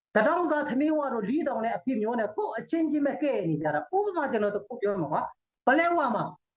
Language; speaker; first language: Burmese; non-native, local second language; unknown